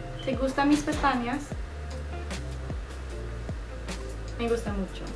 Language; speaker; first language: Spanish; non-native, learner; English